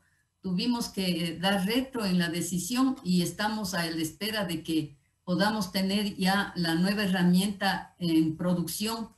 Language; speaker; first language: Spanish; native; Spanish